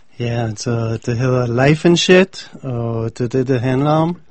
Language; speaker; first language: Danish; non-native, fluent; English